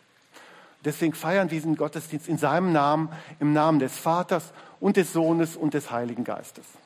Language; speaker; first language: German; native; German